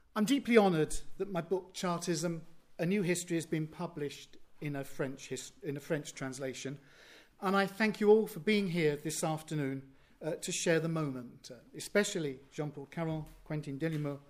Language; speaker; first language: English; native; English